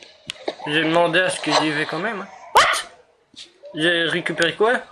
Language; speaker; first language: French; native; French